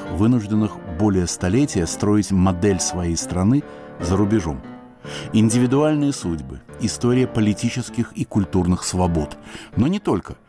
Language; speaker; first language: Russian; native; Russian